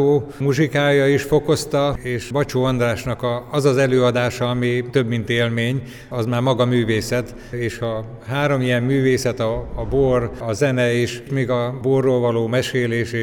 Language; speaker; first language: Hungarian; native; Hungarian